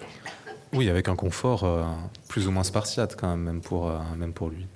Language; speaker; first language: French; native; French